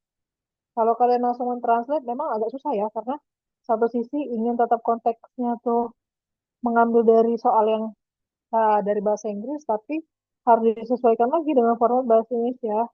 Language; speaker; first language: Indonesian; native; Indonesian